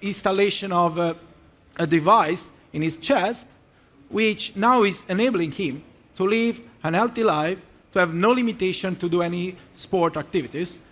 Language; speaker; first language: English; non-native, fluent; Italian